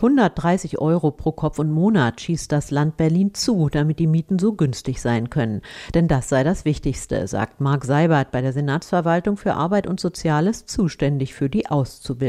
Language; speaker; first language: German; native; German